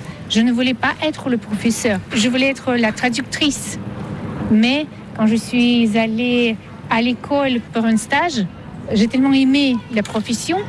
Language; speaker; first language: French; non-native, fluent; Russian